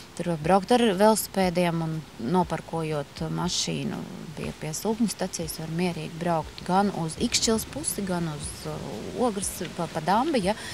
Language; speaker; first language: Latvian; native; Latvian